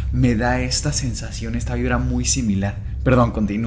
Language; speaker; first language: Spanish; native; Spanish